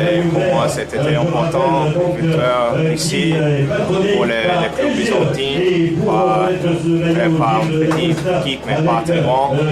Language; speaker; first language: French; non-native, learner; English